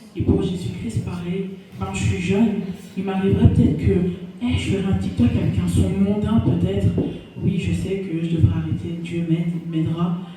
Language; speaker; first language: French; native; French